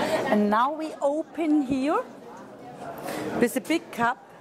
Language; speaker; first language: English; non-native, learner; German